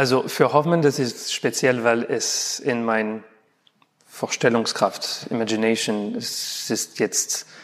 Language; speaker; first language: German; non-native, learner; French